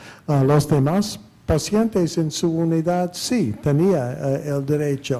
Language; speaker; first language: Spanish; non-native, fluent; English